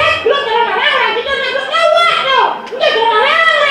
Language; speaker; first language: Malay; non-native, local second language; Balinese